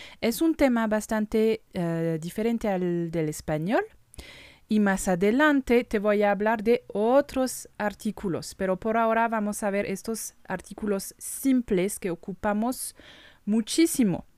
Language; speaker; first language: Spanish; non-native, fluent; French